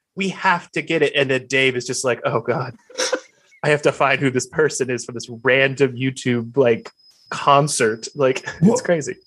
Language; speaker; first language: English; native; English